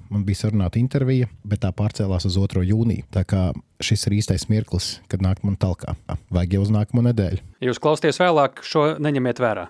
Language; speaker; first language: Latvian; native; Latvian